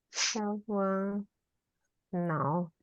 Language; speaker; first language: English; non-native, learner; Spanish